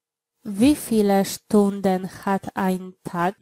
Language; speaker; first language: German; non-native, fluent; Polish